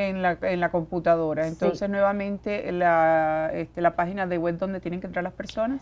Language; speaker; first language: Spanish; native; Spanish